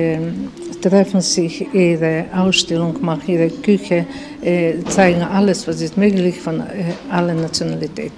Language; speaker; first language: German; early bilingual, heritage; German